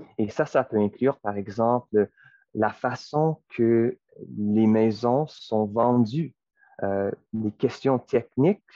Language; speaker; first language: French; non-native, local second language; English